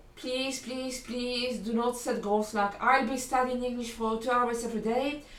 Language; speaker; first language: English; non-native, fluent; Polish